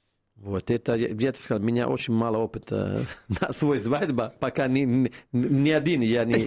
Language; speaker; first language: Russian; non-native, fluent; Italian